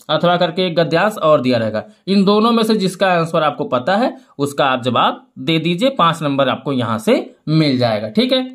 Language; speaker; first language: Hindi; native; Hindi